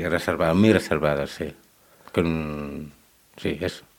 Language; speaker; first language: Spanish; non-native, learner; Wolof